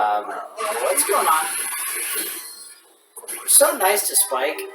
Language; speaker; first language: English; native; English